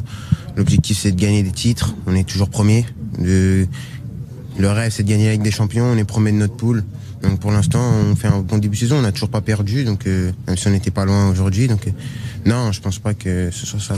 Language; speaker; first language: French; native; French